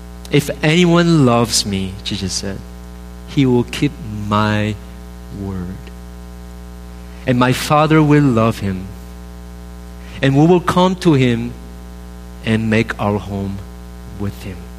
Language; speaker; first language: English; non-native, fluent; Korean